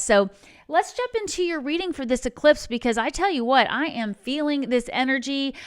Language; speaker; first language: English; native; English